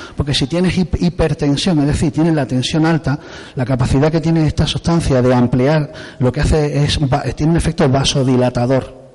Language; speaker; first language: Spanish; native; Spanish